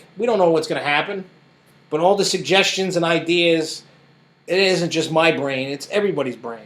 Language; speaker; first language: English; native; English